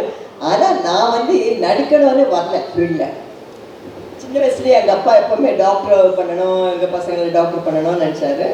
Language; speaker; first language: Tamil; non-native, local second language; Telugu